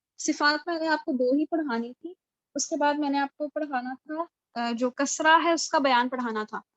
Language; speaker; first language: Urdu; native; Urdu